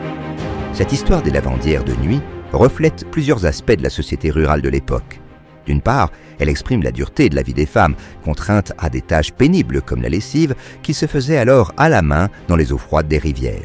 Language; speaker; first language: French; native; French